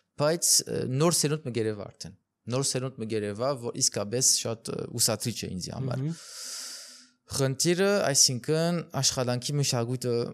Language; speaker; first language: Armenian; early bilingual, heritage; Armenian